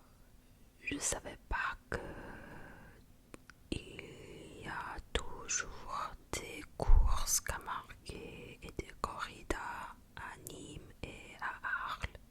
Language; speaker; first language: French; non-native, fluent; Japanese